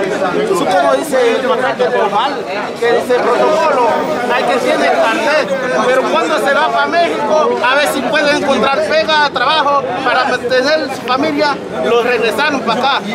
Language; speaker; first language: Spanish; non-native, fluent; Haitian Creole